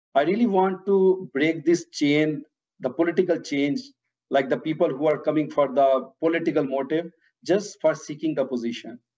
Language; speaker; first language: English; non-native, local second language; Urdu